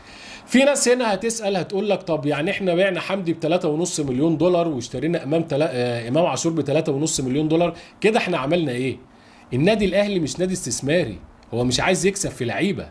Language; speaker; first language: Arabic; native; Arabic